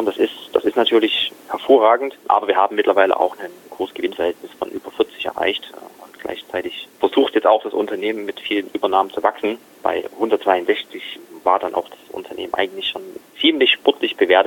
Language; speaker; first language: German; native; German